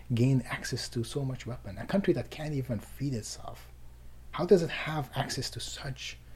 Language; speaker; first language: English; non-native, fluent; Persian